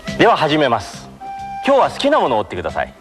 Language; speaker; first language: Japanese; native; Japanese